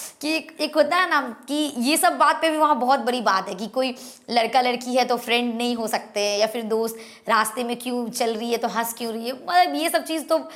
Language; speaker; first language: Hindi; native; Hindi